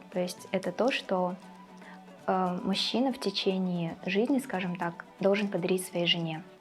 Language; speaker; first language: Russian; native; Russian